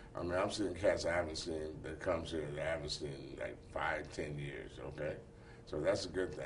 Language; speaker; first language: English; native; English